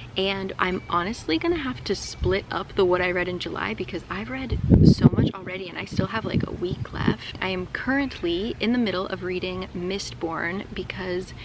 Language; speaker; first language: English; native; English